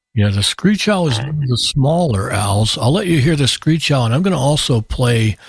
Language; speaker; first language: English; native; English